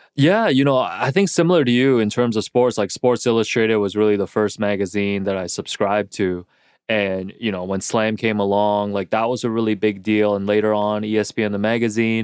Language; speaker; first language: English; native; English